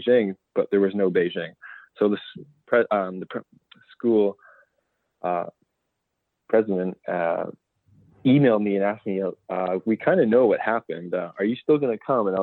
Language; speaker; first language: English; native; English